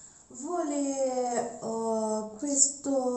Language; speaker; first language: Italian; non-native, learner; Mizo